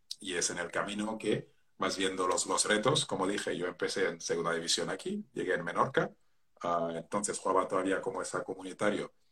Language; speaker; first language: Spanish; non-native, fluent; Wolof